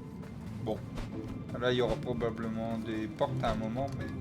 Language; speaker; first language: French; native; French